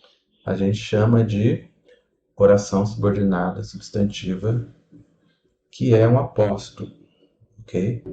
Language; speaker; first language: Portuguese; native; Portuguese